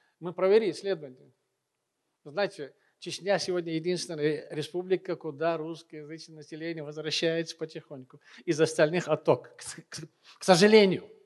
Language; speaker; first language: Russian; non-native, local second language; Chechen